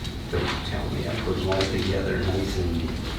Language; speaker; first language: English; native; English